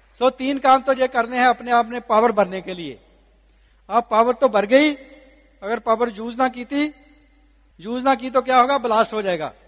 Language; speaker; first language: Hindi; non-native, local second language; Punjabi